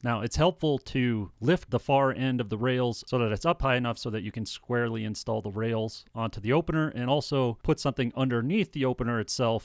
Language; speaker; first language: English; native; English